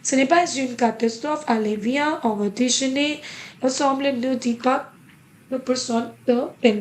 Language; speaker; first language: French; non-native, fluent; Hindi